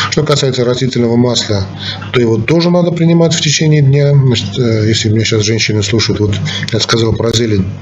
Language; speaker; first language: Russian; non-native, local second language; Armenian